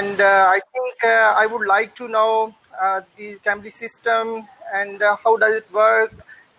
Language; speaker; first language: English; non-native, learner; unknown